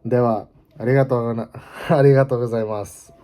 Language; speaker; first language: Japanese; non-native, learner; English